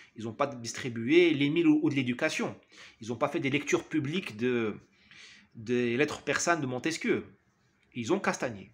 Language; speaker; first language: French; non-native, local second language; Arabic